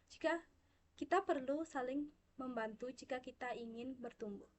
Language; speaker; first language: Indonesian; non-native, local second language; Balinese